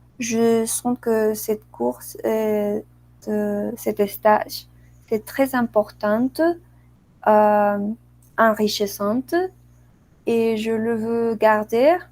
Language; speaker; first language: French; non-native, learner; Spanish